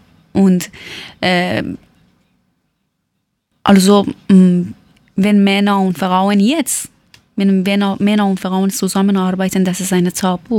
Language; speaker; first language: German; non-native, learner; Persian